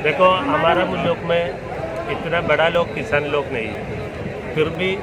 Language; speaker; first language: Hindi; non-native, local second language; Malayalam